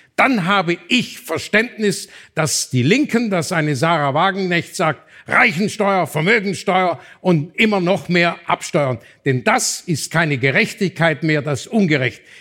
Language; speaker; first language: German; native; German